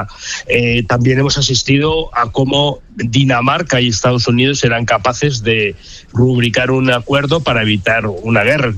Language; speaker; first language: Spanish; native; Spanish